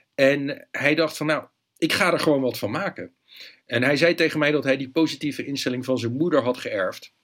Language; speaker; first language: Dutch; native; Dutch